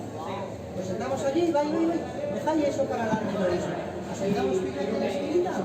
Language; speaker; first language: Spanish; native; Spanish